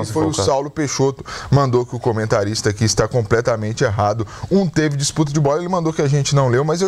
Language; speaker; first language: Portuguese; native; Portuguese